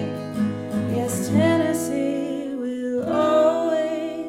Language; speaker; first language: English; native; English